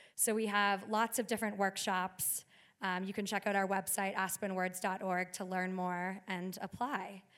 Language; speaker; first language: English; native; English